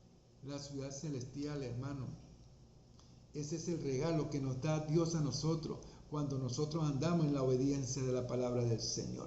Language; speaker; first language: Spanish; native; Spanish